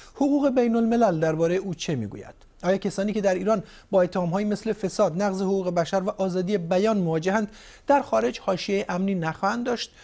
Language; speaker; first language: Persian; native; Persian